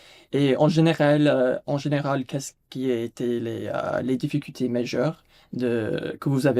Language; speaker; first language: French; non-native, fluent; English